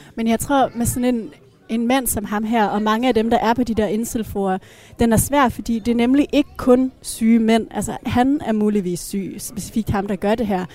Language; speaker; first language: Danish; native; Danish